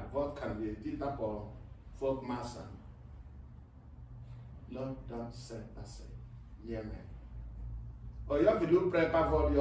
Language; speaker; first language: Swedish; non-native, fluent; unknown